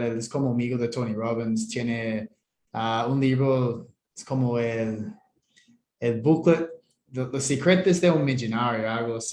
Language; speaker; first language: Spanish; non-native, fluent; English